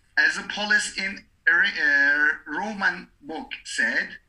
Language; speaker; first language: English; non-native, learner; Persian